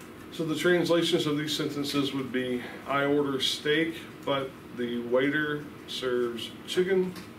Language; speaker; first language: English; native; English